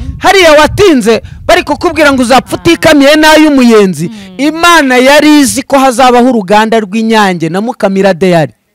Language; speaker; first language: Kinyarwanda; native; Kinyarwanda